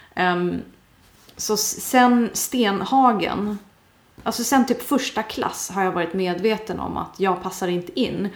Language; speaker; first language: Swedish; early bilingual, other home language; Persian